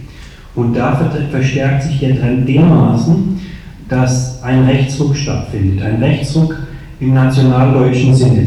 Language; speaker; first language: German; native; German